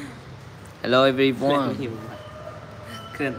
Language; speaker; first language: English; non-native, learner; Khmer